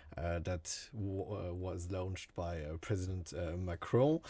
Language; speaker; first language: English; non-native, fluent; French